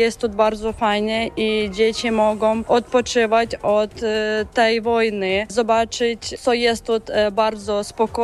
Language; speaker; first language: Polish; non-native, learner; Ukrainian